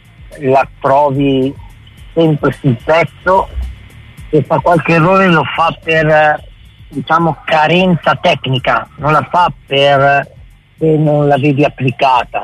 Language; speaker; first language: Italian; native; Italian